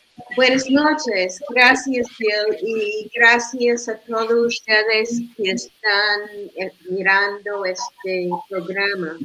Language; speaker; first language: Spanish; non-native, fluent; English